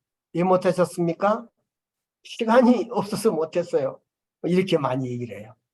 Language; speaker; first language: Korean; native; Korean